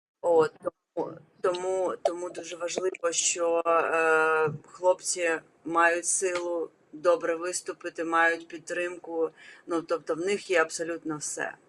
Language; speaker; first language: Ukrainian; non-native, local second language; Russian